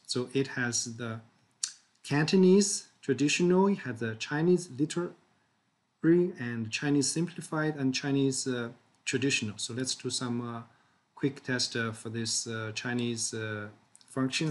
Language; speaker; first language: English; non-native, fluent; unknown